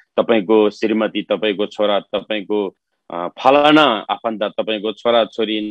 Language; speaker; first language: Nepali; non-native, local second language; Eastern Tamang